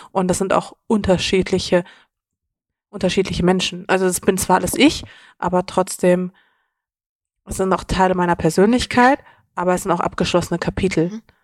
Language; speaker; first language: German; native; German